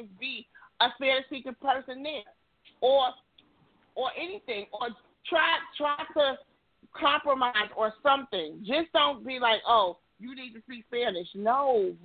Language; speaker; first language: English; native; English